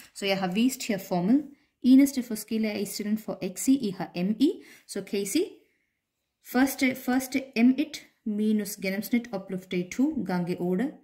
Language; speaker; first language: Danish; non-native, fluent; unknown